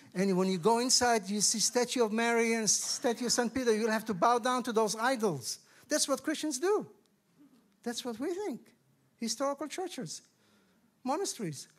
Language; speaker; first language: English; non-native, fluent; Hebrew